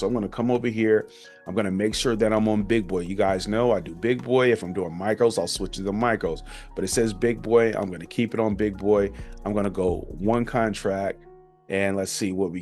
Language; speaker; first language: English; native; English